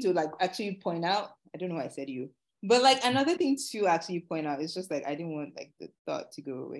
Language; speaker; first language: English; non-native, local second language; Yoruba